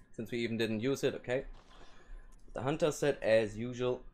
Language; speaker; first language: English; non-native, fluent; German